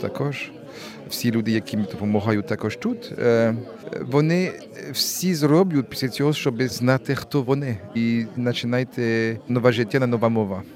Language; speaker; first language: Ukrainian; non-native, learner; French